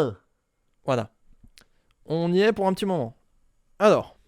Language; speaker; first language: French; native; French